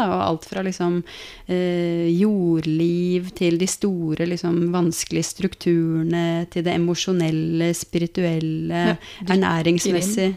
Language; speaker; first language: Norwegian; native; Norwegian